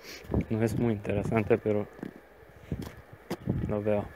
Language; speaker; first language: Spanish; non-native, learner; Bulgarian